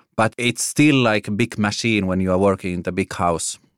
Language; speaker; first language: English; non-native, fluent; Finnish